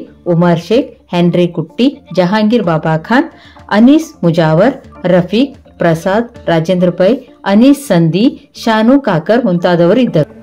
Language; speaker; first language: Kannada; native; Kannada